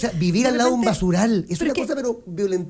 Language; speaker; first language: Spanish; native; Spanish